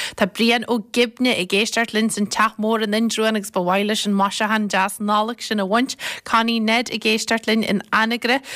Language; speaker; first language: Irish; native; Irish